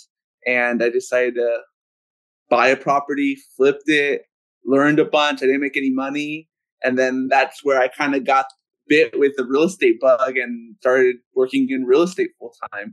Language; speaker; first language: English; early bilingual, other home language; Spanish